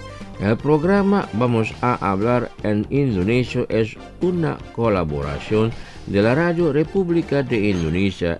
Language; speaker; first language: Spanish; non-native, fluent; Indonesian